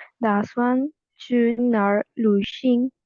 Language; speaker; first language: Chinese; non-native, learner; Spanish